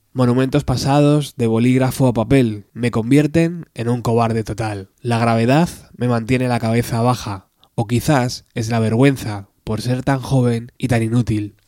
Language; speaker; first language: Spanish; native; Spanish